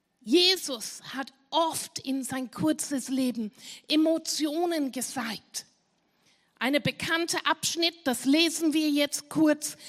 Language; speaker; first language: German; non-native, fluent; English